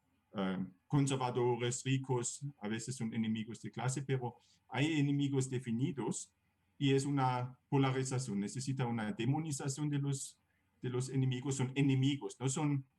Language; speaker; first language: Spanish; non-native, fluent; German